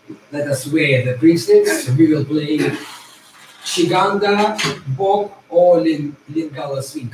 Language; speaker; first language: English; non-native, fluent; Russian